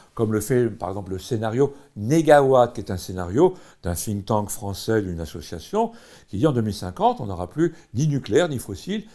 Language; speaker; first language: French; native; French